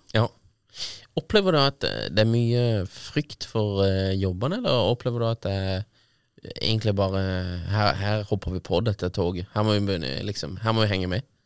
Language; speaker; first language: Norwegian; native; Norwegian